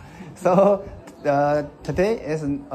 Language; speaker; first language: English; non-native, learner; Chinese